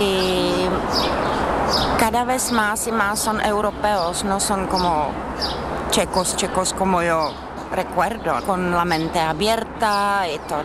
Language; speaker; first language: Spanish; non-native, fluent; Czech